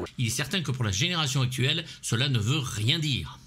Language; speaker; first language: French; native; French